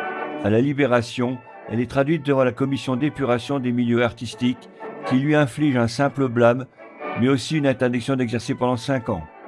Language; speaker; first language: French; native; French